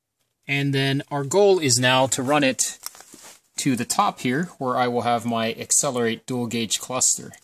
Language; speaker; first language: English; native; English